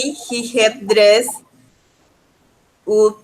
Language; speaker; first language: English; non-native, learner; Spanish